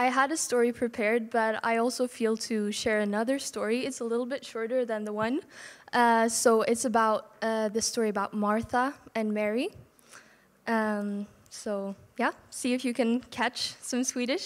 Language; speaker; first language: English; non-native, fluent; Swedish